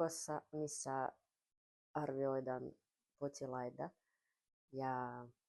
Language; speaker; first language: Finnish; non-native, learner; Russian